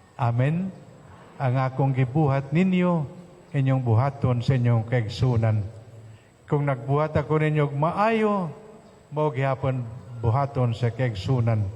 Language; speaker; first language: Cebuano; non-native, local second language; Hiligaynon